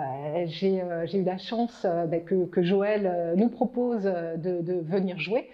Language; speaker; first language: French; native; French